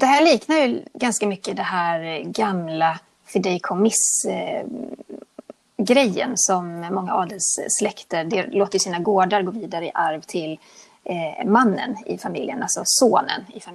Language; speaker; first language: Swedish; native; Swedish